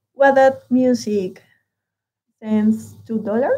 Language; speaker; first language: English; non-native, learner; Spanish